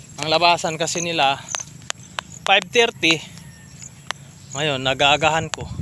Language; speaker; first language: Filipino; native; Filipino